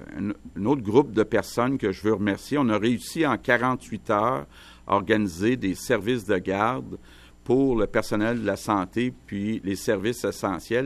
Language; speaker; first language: French; native; French